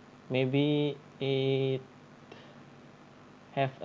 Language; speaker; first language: English; non-native, learner; Indonesian